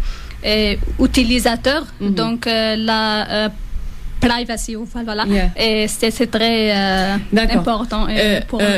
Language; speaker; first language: French; non-native, fluent; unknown